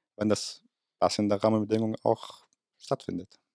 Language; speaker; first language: German; non-native, fluent; Arabic